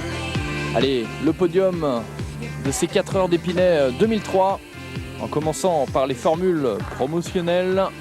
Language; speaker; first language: French; native; French